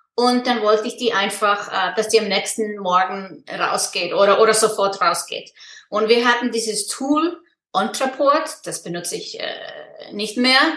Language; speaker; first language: German; non-native, fluent; Icelandic